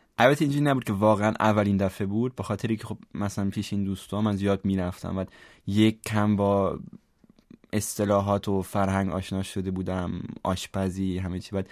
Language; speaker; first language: Persian; non-native, fluent; German